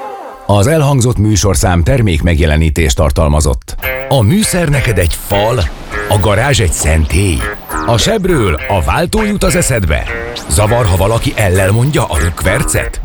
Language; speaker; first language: Hungarian; native; Hungarian